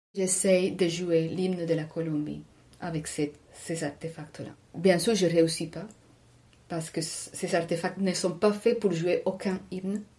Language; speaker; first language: French; non-native, fluent; Spanish